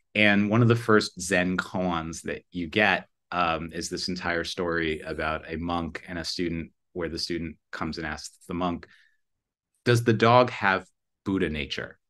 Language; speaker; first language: English; native; English